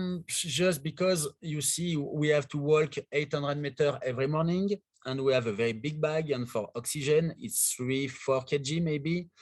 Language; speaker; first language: English; non-native, learner; French